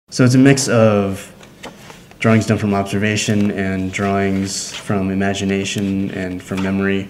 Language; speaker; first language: English; native; English